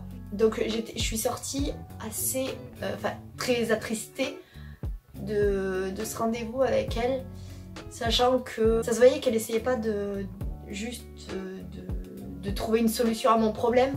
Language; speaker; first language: French; native; French